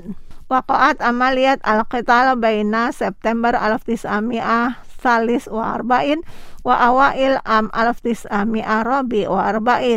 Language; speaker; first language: Arabic; non-native, learner; Indonesian